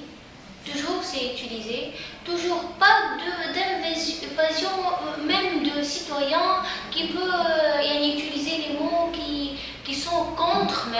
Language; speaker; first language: French; non-native, local second language; Arabic